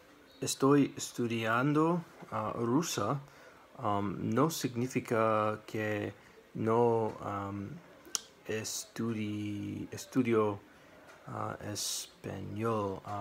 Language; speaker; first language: Spanish; non-native, learner; English